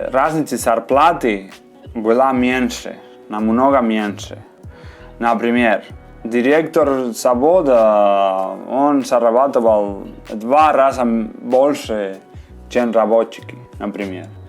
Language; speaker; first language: Russian; non-native, fluent; Spanish